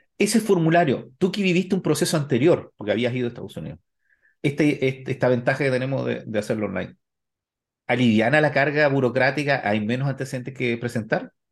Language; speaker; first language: Spanish; native; Spanish